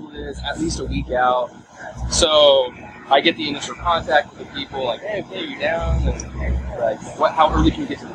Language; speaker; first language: English; native; English